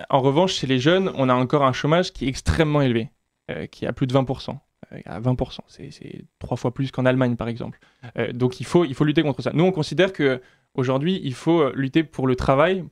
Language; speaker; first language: French; native; French